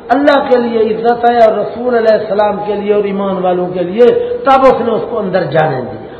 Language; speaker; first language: Urdu; non-native, local second language; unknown